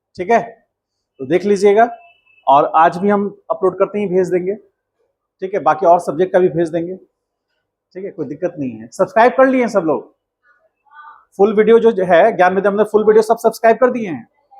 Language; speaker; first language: Hindi; native; Hindi